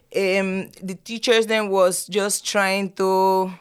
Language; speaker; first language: English; non-native, fluent; Spanish